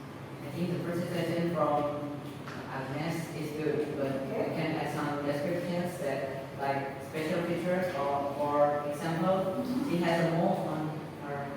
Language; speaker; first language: English; non-native, learner; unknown